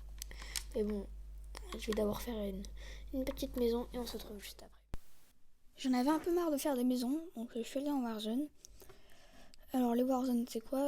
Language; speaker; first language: French; native; French